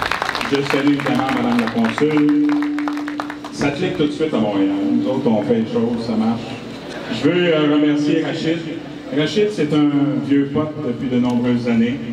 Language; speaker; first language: French; native; French